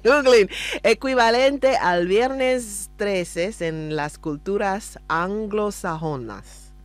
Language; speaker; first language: Spanish; non-native, learner; English